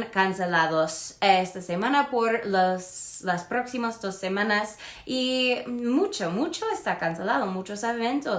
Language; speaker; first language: Spanish; non-native, fluent; English